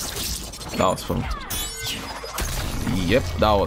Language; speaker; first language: English; native; English